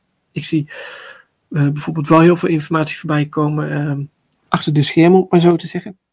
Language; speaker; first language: Dutch; native; Dutch